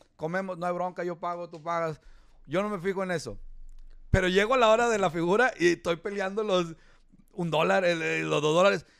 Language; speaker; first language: Spanish; early bilingual, heritage; Spanish